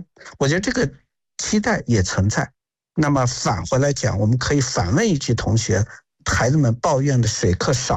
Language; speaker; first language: Chinese; native; Chinese